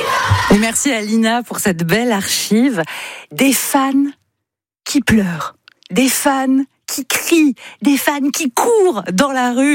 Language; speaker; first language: French; native; French